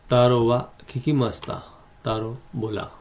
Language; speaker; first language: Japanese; non-native, fluent; Hindi